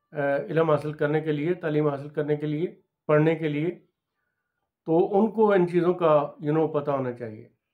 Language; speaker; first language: Urdu; non-native, local second language; Punjabi